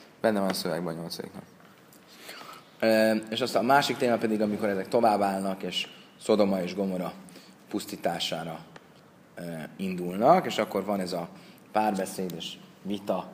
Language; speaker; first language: Hungarian; native; Hungarian